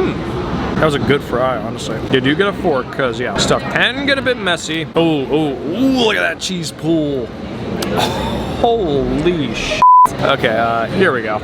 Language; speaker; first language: English; native; English